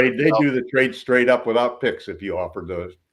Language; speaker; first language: English; native; English